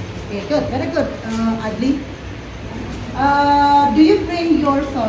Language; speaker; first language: English; non-native, fluent; Indonesian